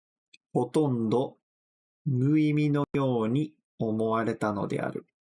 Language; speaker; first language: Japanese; non-native, fluent; English